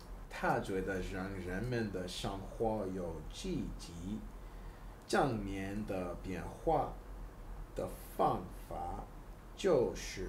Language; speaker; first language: Chinese; non-native, learner; English